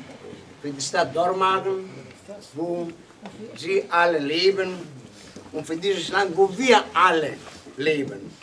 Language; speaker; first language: German; non-native, fluent; Greek